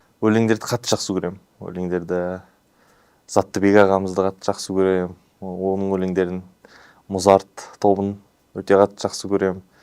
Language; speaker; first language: Kazakh; non-native, local second language; Uyghur